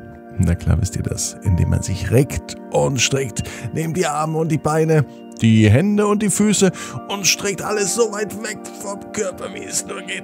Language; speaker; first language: German; native; German